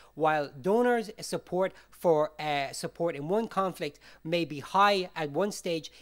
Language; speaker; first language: English; native; English